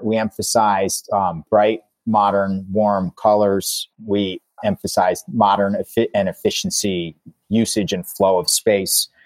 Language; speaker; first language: English; native; English